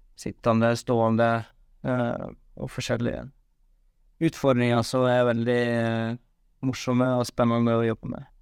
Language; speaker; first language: Norwegian; native; Norwegian